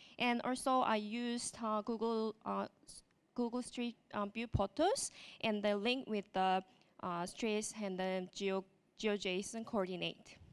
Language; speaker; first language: English; non-native, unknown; Korean